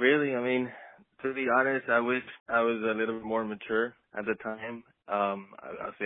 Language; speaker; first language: English; native; English